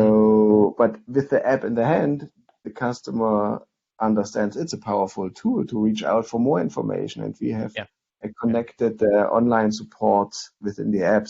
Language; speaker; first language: English; non-native, fluent; German